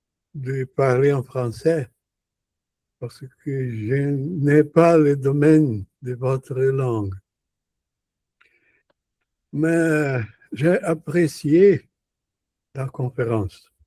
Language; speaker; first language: French; non-native, learner; Portuguese